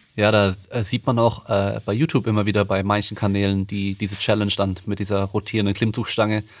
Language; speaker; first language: German; native; German